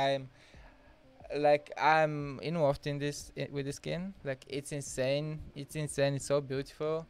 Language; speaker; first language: English; non-native, fluent; Bulgarian